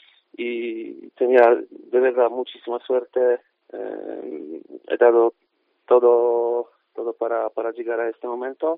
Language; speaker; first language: Spanish; non-native, fluent; Polish